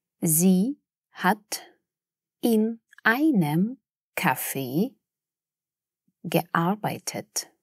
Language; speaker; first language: German; non-native, fluent; Russian